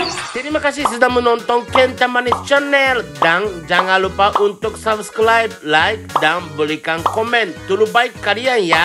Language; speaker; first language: Indonesian; non-native, fluent; Japanese